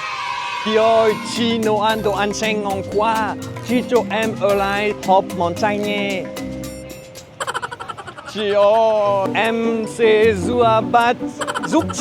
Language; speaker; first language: Vietnamese; non-native, learner; French